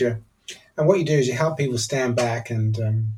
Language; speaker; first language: English; native; English